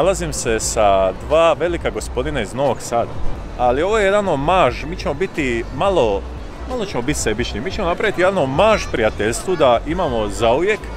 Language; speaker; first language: Croatian; native; Croatian